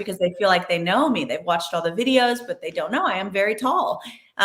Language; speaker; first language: English; native; English